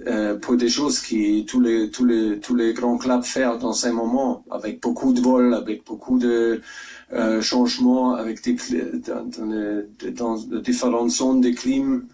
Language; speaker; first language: French; non-native, fluent; German